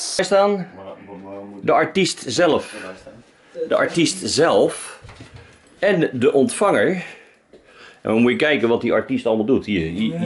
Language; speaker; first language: Dutch; native; Dutch